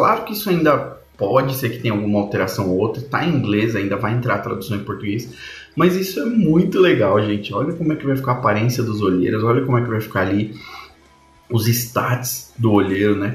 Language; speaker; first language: Portuguese; native; Portuguese